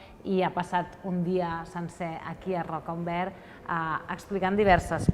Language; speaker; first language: Spanish; non-native, local second language; Catalan